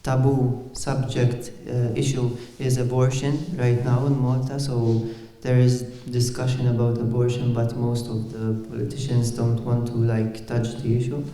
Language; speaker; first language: English; non-native, local second language; Maltese